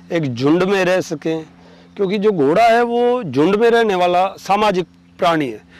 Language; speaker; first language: Hindi; native; Hindi